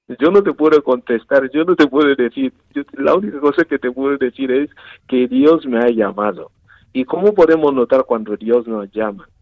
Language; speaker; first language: Spanish; non-native, fluent; Igbo